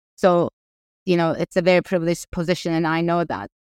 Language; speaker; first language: English; non-native, fluent; Turkish